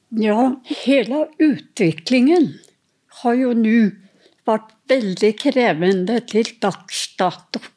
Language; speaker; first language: Norwegian; non-native, fluent; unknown